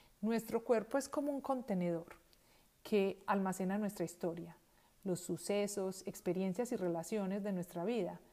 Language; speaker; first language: Spanish; native; Spanish